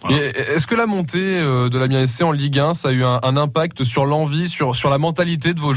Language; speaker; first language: French; native; French